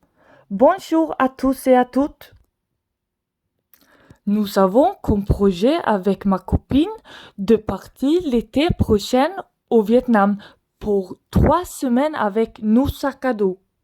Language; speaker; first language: French; non-native, learner; Swedish